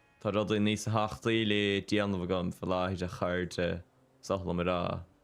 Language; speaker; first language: Irish; native; Irish